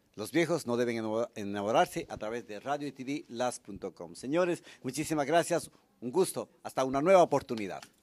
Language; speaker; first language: Spanish; native; Spanish